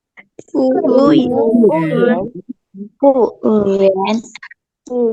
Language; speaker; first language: Chinese; non-native, learner; Indonesian